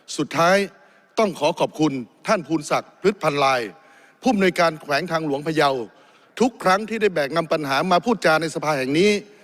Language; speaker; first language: Thai; native; Thai